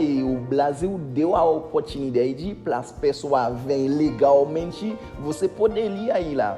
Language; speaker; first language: Portuguese; non-native, learner; Haitian Creole